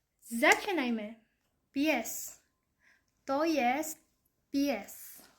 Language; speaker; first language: Polish; non-native, learner; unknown